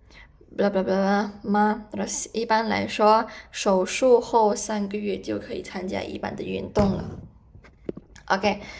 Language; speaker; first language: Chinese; non-native, fluent; Indonesian